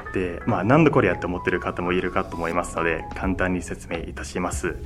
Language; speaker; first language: Japanese; non-native, fluent; English